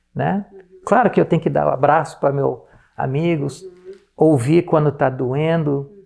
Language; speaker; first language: Portuguese; non-native, fluent; English